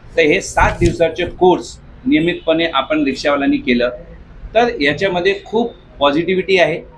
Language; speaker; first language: Marathi; non-native, local second language; Hindi